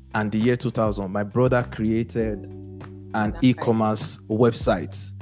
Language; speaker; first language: English; non-native, local second language; Yoruba